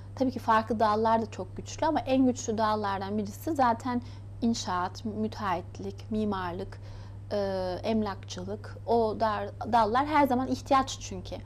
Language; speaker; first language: Turkish; early bilingual, heritage; Turkish